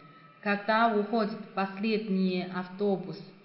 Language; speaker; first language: Russian; non-native, fluent; Chinese